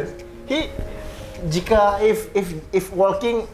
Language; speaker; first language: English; non-native, learner; Indonesian